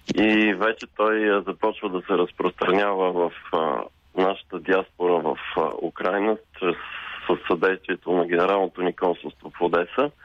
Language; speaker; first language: Bulgarian; native; Bulgarian